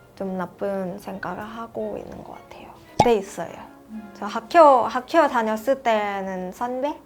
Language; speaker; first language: Korean; non-native, fluent; Thai